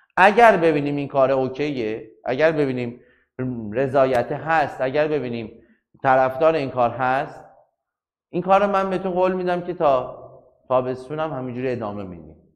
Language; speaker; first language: Persian; native; Persian